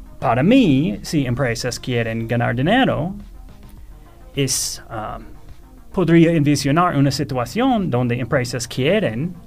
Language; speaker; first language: Spanish; non-native, fluent; English